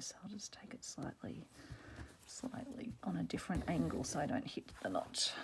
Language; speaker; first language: English; native; English